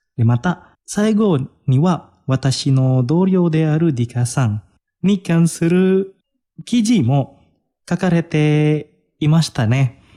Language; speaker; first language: Japanese; non-native, fluent; Indonesian